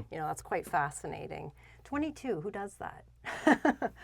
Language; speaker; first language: English; native; English